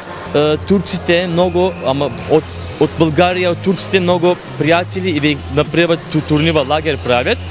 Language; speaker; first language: Bulgarian; non-native, local second language; Turkish